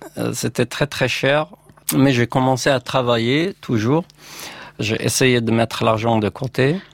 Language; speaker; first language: French; non-native, local second language; Kabyle